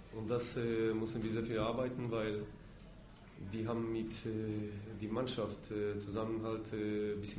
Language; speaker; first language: German; non-native, fluent; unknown